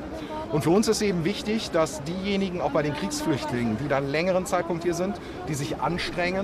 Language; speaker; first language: German; native; German